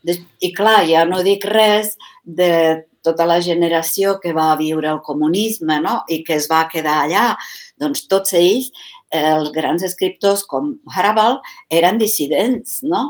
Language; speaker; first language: Catalan; non-native, fluent; Czech